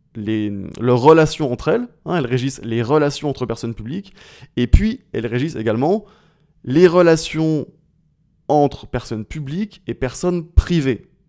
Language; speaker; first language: French; native; French